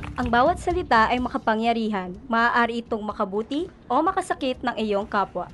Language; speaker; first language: Filipino; native; Filipino